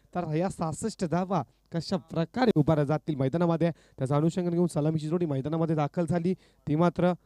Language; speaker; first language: Marathi; native; Marathi